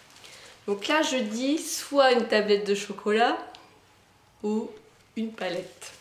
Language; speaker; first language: French; native; French